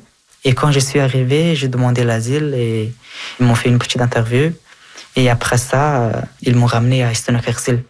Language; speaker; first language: French; early bilingual, other home language; Persian